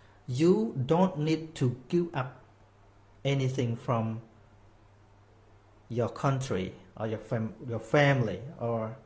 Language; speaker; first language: English; non-native, fluent; Khmer